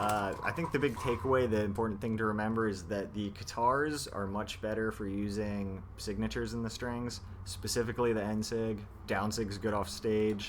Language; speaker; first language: English; native; English